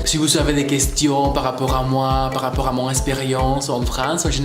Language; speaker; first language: French; non-native, fluent; Spanish